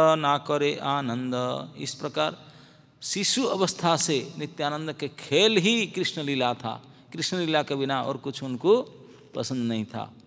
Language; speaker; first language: Hindi; non-native, local second language; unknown